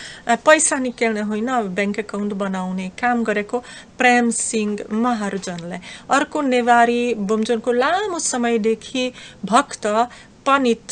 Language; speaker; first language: Nepali; non-native, fluent; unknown